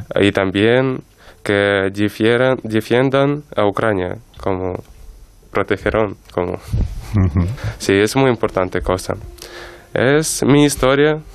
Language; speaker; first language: Spanish; non-native, learner; Ukrainian